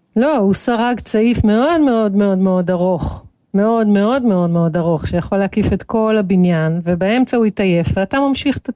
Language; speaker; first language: Hebrew; native; Hebrew